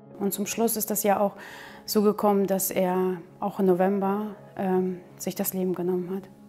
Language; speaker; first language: German; early bilingual, other home language; Russian